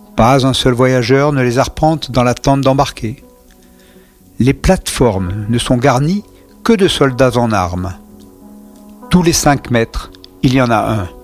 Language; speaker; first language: French; native; French